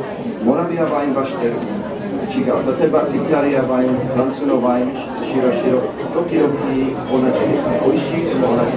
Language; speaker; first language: Japanese; non-native, learner; Czech